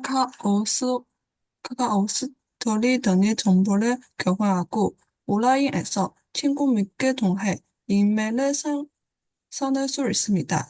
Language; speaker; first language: Korean; non-native, learner; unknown